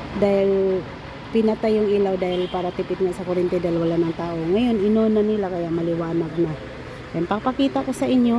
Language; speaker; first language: Filipino; non-native, local second language; Cebuano